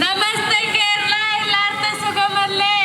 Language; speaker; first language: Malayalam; non-native, learner; Hindi